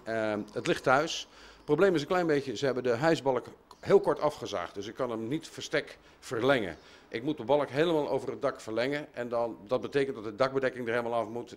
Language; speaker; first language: Dutch; native; Dutch